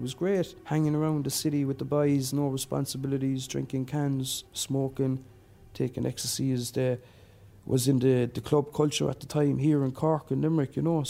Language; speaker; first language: English; native; English